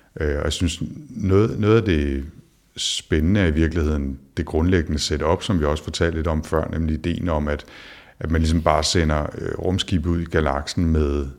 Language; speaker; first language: Danish; native; Danish